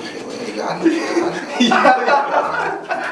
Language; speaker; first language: Korean; early bilingual, heritage; Korean